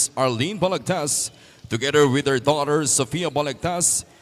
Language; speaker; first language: English; non-native, local second language; Filipino